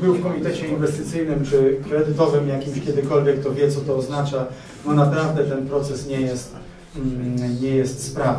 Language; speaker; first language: Polish; native; Polish